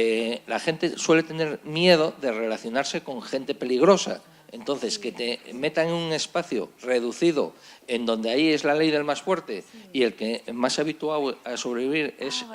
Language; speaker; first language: Spanish; native; Spanish